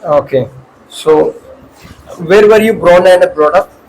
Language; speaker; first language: English; non-native, fluent; Hindi